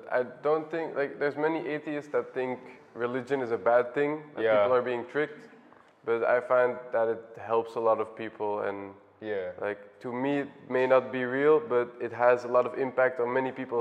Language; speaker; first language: English; non-native, fluent; Dutch